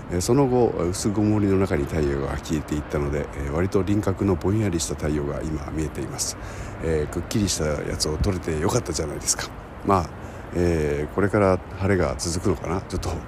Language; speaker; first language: Japanese; native; Japanese